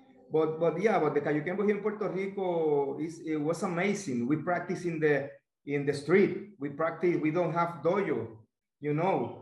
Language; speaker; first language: English; non-native, learner; Spanish